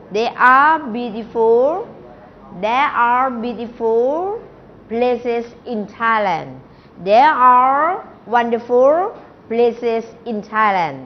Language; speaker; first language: English; non-native, learner; Thai